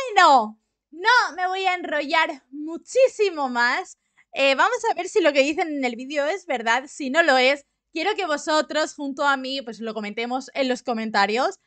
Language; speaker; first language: Spanish; native; Spanish